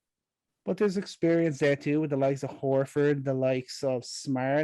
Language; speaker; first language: English; native; English